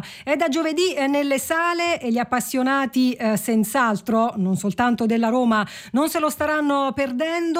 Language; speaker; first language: Italian; native; Italian